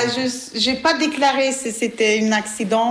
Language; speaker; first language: French; non-native, learner; Albanian